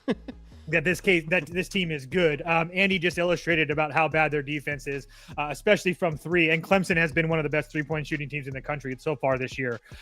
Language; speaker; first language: English; native; English